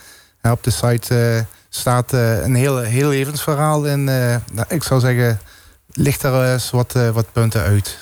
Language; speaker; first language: Dutch; native; Dutch